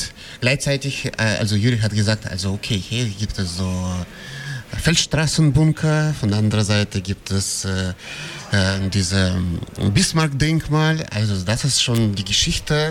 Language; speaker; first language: German; non-native, fluent; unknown